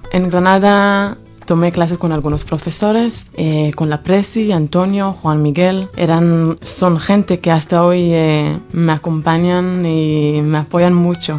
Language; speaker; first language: Spanish; non-native, fluent; Hebrew